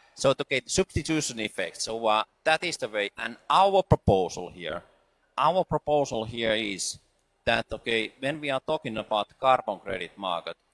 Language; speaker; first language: English; non-native, fluent; Finnish